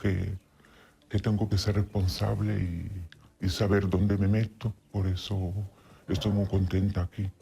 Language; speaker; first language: Spanish; non-native, fluent; Italian